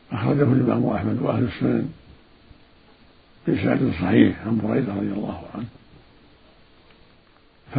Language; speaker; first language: Arabic; native; Arabic